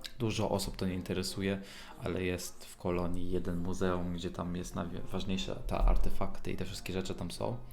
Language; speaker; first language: Polish; early bilingual, heritage; Polish